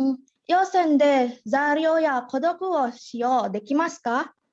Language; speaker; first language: Japanese; non-native, learner; Indonesian